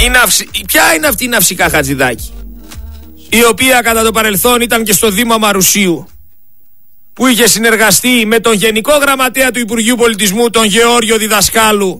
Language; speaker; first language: Greek; native; Greek